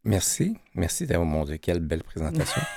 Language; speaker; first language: French; native; French